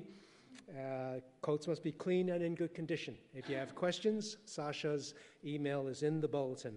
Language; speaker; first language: English; early bilingual, other home language; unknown